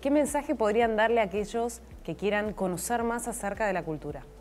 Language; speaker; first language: Spanish; native; Spanish